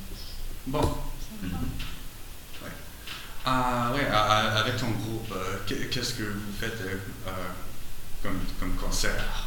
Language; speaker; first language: French; non-native, learner; English